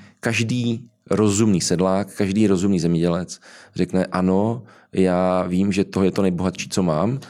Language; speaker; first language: Czech; native; Czech